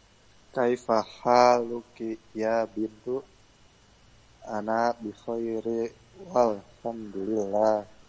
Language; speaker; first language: Arabic; non-native, learner; Indonesian